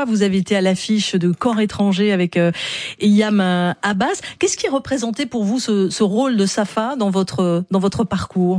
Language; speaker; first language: French; native; French